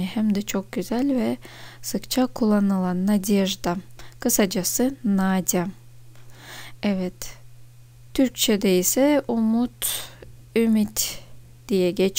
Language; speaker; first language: Turkish; non-native, fluent; Russian